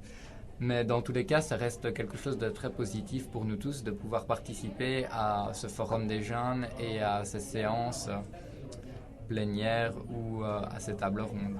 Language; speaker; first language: French; native; French